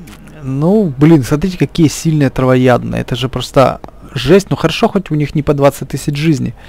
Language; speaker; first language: Russian; native; Russian